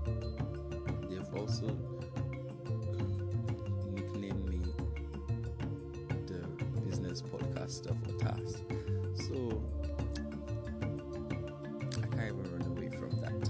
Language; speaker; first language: English; non-native, local second language; Yoruba